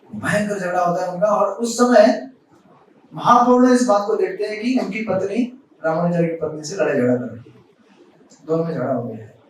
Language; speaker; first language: Hindi; native; Hindi